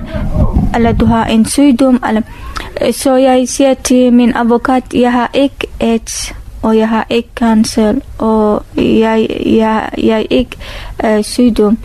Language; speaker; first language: Danish; non-native, learner; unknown